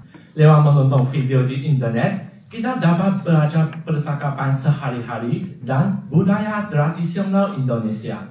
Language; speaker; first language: Indonesian; non-native, fluent; Chinese